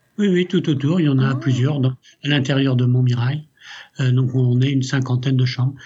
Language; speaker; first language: French; early bilingual, other home language; Italian